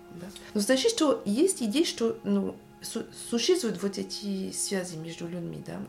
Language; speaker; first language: Russian; non-native, fluent; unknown